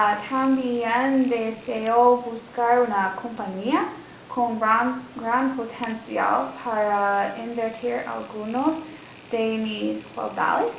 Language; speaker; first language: Spanish; non-native, learner; English